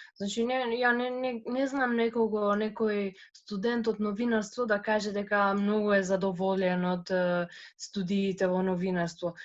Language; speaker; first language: Macedonian; non-native, local second language; Albanian